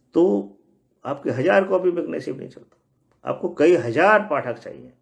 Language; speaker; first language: Hindi; native; Hindi